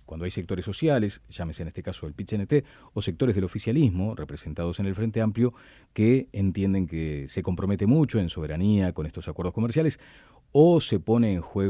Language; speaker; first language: Spanish; native; Spanish